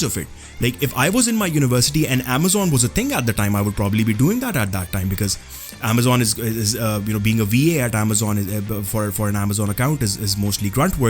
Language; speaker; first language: English; non-native, local second language; Urdu